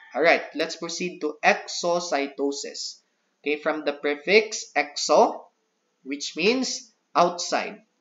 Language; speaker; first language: English; non-native, local second language; Cebuano